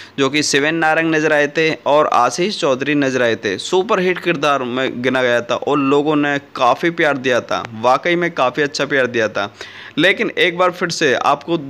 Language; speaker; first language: Hindi; native; Hindi